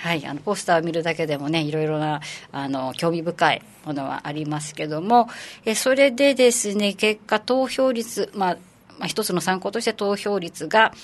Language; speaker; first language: Japanese; native; Japanese